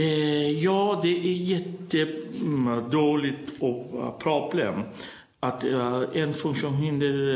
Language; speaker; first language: Swedish; non-native, learner; Persian